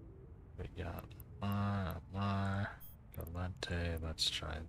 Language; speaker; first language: English; native; English